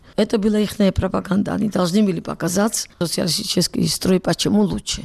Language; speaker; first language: Russian; non-native, local second language; Georgian